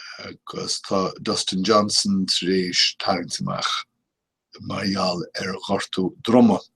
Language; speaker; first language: Irish; native; Irish